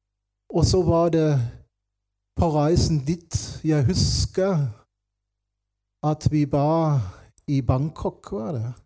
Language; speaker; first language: Norwegian; non-native, fluent; German